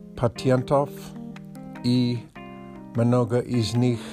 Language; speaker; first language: Russian; non-native, learner; English